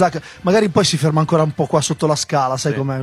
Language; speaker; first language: Italian; native; Italian